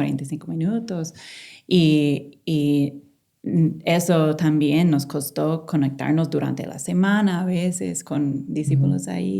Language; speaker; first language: Spanish; non-native, fluent; English